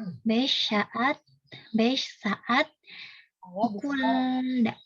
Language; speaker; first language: Turkish; non-native, learner; Indonesian